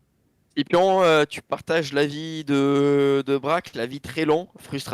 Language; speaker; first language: French; native; French